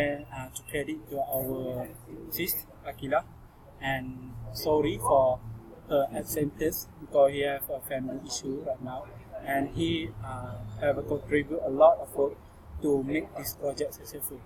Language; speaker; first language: English; non-native, learner; Malay